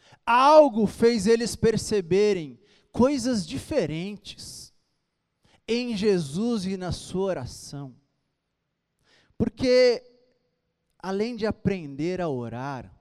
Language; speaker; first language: Portuguese; native; Portuguese